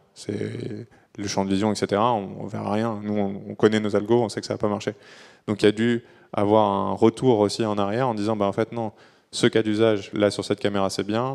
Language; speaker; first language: French; native; French